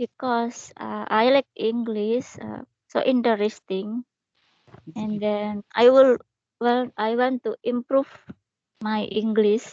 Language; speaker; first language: English; non-native, learner; Indonesian